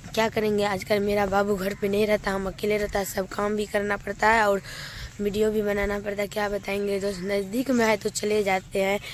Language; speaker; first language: Hindi; native; Hindi